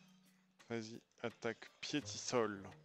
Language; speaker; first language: French; native; French